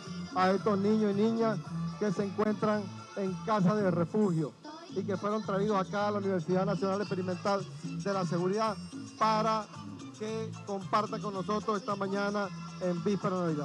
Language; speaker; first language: Spanish; native; Spanish